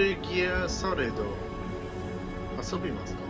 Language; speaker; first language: Japanese; non-native, learner; English